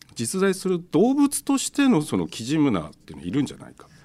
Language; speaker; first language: Japanese; native; Japanese